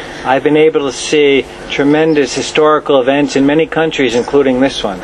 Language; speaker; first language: English; native; English